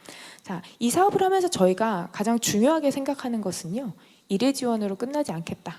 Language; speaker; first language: Korean; native; Korean